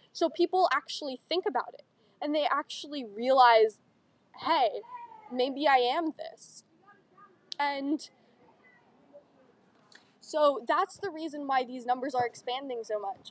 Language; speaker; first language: English; native; English